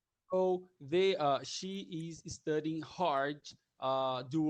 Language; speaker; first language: English; non-native, learner; Portuguese